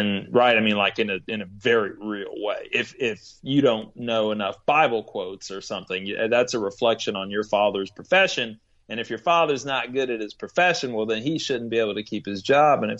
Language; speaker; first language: English; native; English